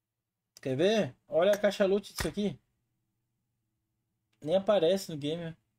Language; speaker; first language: Portuguese; native; Portuguese